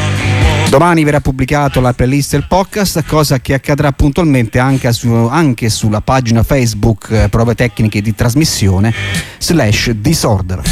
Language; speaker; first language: Italian; native; Italian